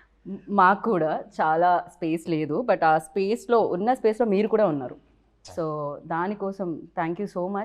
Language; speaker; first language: Telugu; native; Telugu